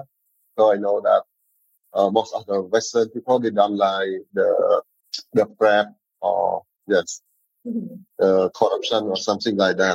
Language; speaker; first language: English; non-native, learner; Khmer